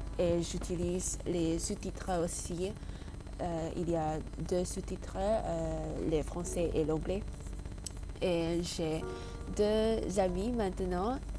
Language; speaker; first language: French; non-native, learner; Indonesian